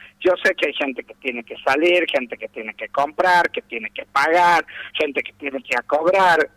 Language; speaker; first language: Spanish; native; Spanish